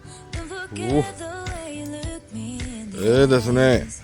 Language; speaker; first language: Japanese; native; Japanese